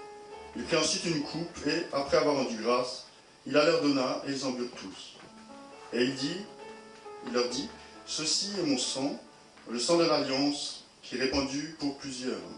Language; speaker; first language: French; native; French